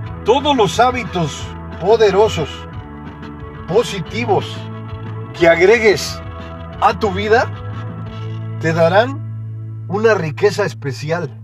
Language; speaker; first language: Spanish; native; Spanish